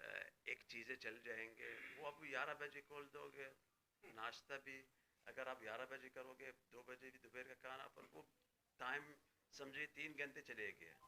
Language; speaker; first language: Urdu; non-native, fluent; Arabic